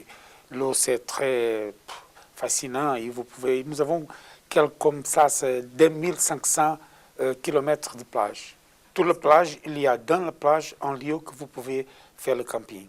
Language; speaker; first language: French; non-native, learner; Portuguese